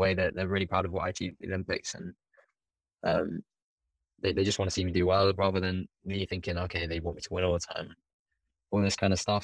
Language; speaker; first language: English; native; English